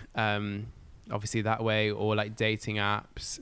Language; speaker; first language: English; native; English